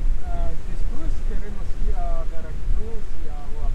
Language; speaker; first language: Spanish; non-native, learner; German